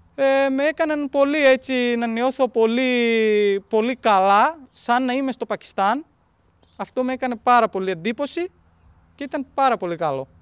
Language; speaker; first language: Greek; non-native, fluent; Urdu